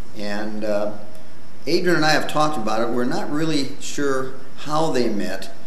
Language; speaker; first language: English; native; English